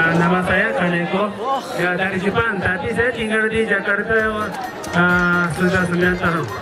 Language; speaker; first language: Indonesian; non-native, fluent; Japanese